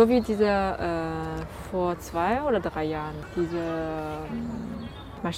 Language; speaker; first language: German; non-native, fluent; Chinese